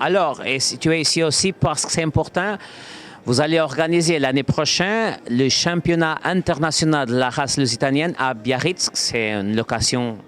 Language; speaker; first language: French; non-native, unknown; Portuguese